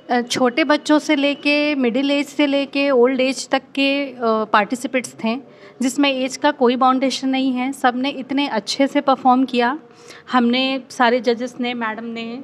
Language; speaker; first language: Hindi; native; Hindi